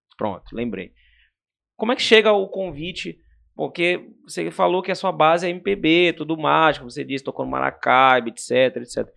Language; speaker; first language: Portuguese; native; Portuguese